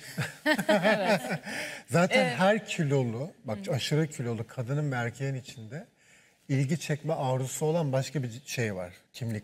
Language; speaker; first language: Turkish; native; Turkish